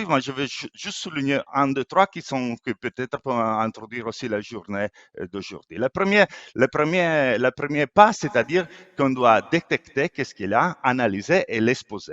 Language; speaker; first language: French; non-native, fluent; Italian